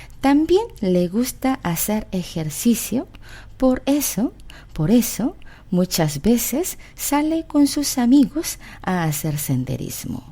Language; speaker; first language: Spanish; non-native, fluent; Korean